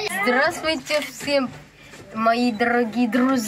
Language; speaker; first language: Russian; non-native, learner; Lao